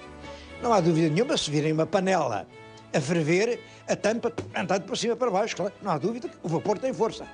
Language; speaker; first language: Portuguese; native; Portuguese